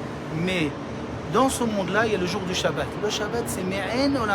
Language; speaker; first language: French; native; French